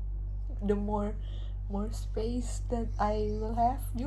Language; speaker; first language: English; non-native, local second language; Indonesian